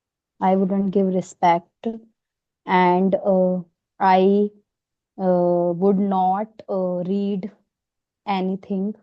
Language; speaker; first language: English; non-native, learner; Hindi